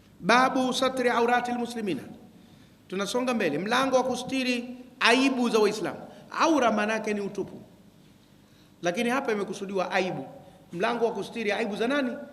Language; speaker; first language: Swahili; native; Swahili